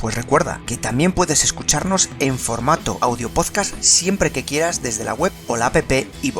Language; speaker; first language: Spanish; native; Spanish